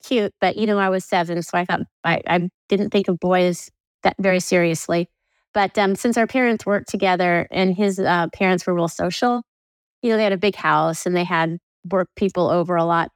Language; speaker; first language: English; native; English